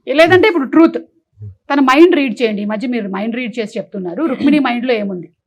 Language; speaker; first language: Telugu; non-native, local second language; Malayalam